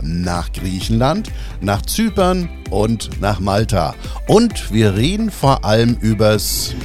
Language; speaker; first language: German; native; German